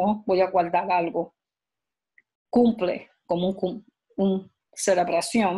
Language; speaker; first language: Spanish; early bilingual, heritage; Spanish